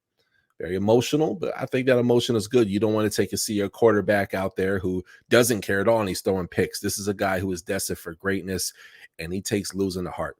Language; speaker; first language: English; native; English